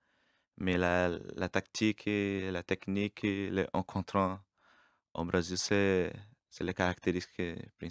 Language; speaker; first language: French; non-native, learner; Portuguese